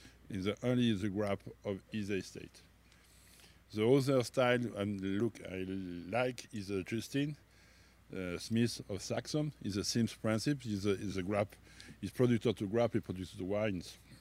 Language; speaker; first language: English; non-native, learner; French